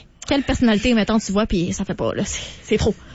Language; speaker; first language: French; native; French